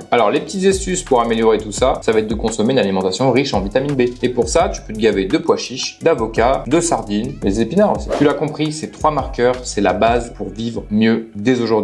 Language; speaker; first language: French; native; French